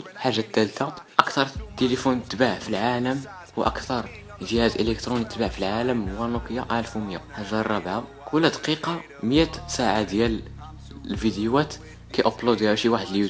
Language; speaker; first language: Arabic; native; Arabic